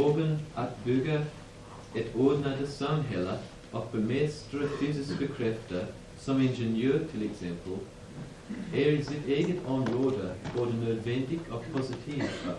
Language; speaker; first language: Swedish; non-native, fluent; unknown